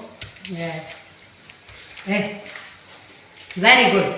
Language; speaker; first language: English; non-native, learner; Serbian